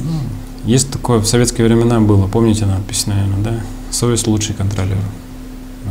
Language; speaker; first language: Russian; native; Russian